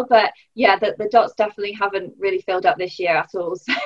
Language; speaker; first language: English; native; English